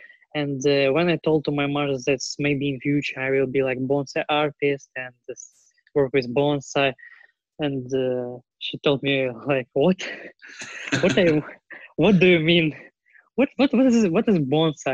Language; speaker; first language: English; non-native, learner; Russian